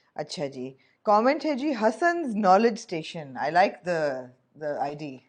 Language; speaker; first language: Urdu; native; Urdu